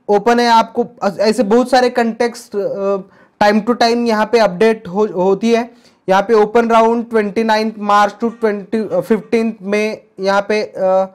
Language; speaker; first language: Hindi; non-native, local second language; Marathi